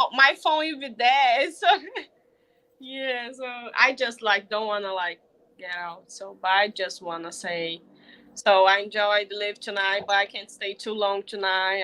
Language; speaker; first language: English; non-native, learner; Portuguese